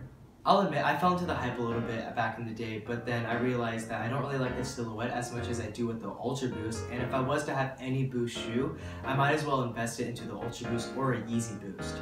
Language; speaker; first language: English; native; English